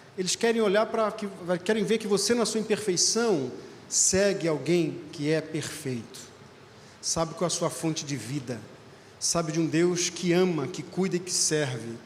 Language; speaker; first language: Portuguese; native; Portuguese